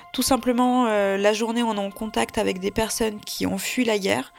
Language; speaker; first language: French; early bilingual, other home language; Russian